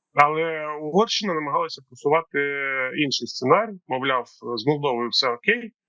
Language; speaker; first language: Ukrainian; native; Ukrainian